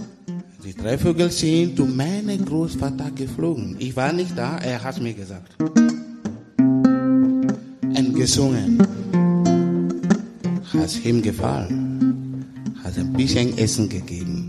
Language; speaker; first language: German; non-native, learner; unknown